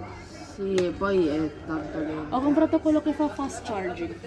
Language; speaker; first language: Italian; early bilingual, other home language; Filipino